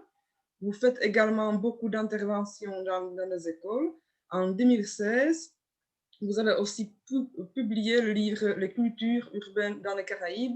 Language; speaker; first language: French; non-native, fluent; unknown